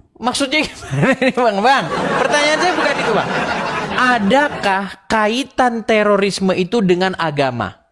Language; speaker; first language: Indonesian; native; Indonesian